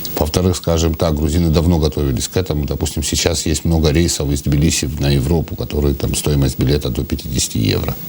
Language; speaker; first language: Russian; non-native, local second language; Georgian